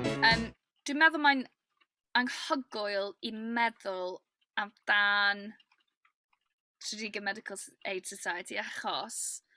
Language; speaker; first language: Welsh; non-native, learner; English